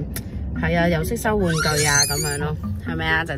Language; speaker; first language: Cantonese; native; Cantonese